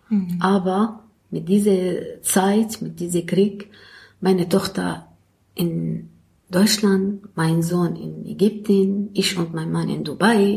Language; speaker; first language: German; non-native, learner; Arabic